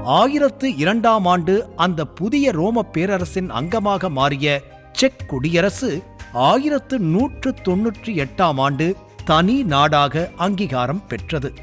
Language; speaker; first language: Tamil; native; Tamil